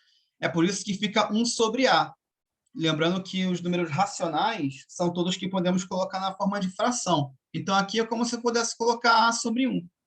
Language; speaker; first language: Portuguese; native; Portuguese